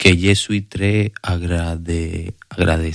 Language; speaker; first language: French; non-native, learner; Spanish